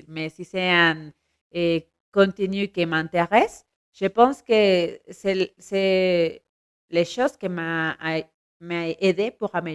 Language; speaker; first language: French; non-native, learner; Spanish